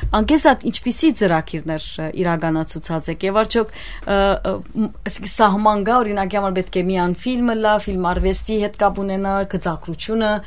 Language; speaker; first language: Armenian; early bilingual, heritage; Armenian